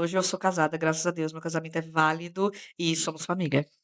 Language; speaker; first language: Portuguese; native; Portuguese